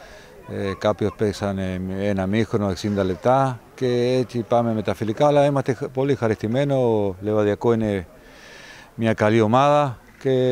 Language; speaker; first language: Greek; non-native, learner; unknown